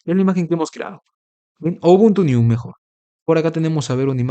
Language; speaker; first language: Spanish; native; Spanish